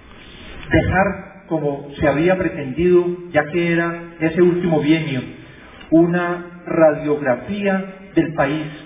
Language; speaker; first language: Spanish; native; Spanish